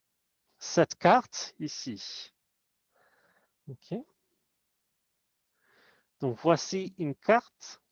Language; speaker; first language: French; non-native, fluent; English